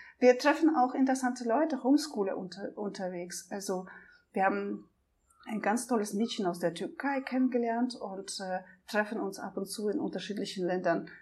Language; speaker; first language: German; non-native, fluent; Russian